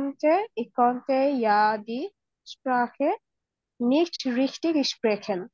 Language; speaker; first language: German; non-native, learner; Bangla